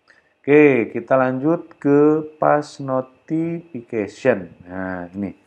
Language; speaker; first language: Indonesian; native; Indonesian